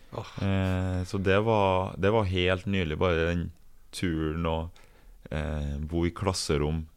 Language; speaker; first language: Norwegian; early bilingual, other home language; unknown